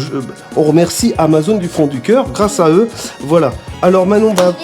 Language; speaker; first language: French; native; French